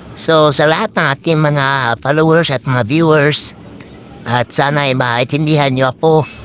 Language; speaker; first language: Filipino; non-native, local second language; Cebuano